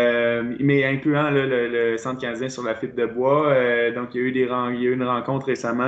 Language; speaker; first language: French; native; French